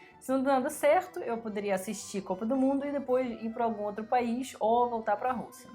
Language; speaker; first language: Portuguese; non-native, fluent; Russian